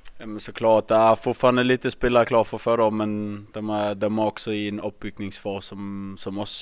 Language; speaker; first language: Swedish; non-native, fluent; Danish